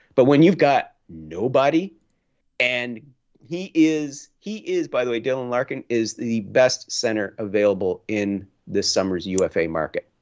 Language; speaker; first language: English; native; English